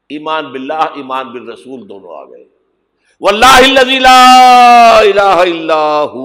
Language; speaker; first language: Urdu; native; Urdu